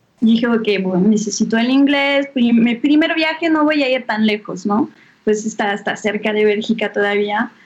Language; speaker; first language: Spanish; non-native, fluent; French